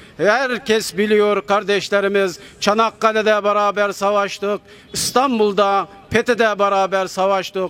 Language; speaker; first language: Turkish; non-native, fluent; Uyghur